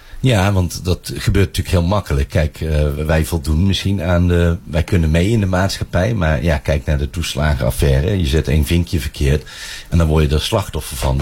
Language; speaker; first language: Dutch; native; Dutch